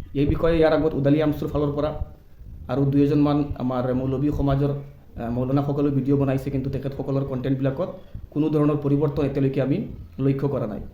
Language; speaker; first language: Assamese; non-native, local second language; Bangla